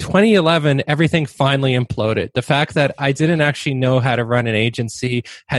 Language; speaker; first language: English; non-native, fluent; Polish